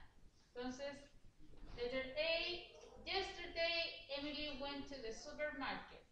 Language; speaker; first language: English; non-native, fluent; Spanish